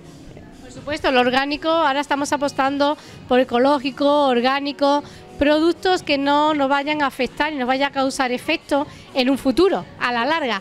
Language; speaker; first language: Spanish; native; Spanish